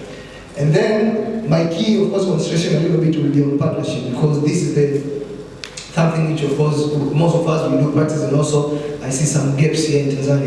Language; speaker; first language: English; non-native, local second language; Swahili